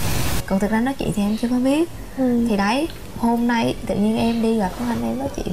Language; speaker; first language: Vietnamese; native; Vietnamese